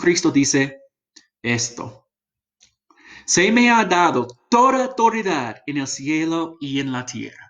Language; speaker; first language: Spanish; non-native, fluent; English